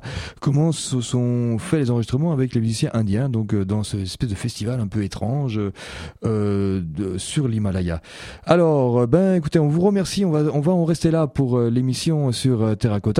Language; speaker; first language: French; native; French